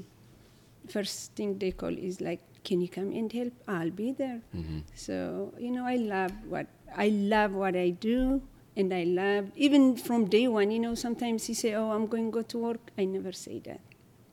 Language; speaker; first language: English; non-native, learner; Tigrinya